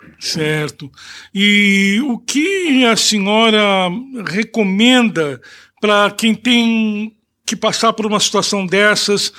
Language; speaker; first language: Portuguese; native; Portuguese